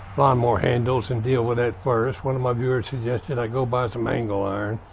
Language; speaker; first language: English; native; English